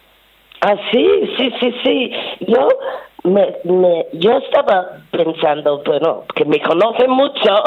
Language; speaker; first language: Spanish; non-native, fluent; English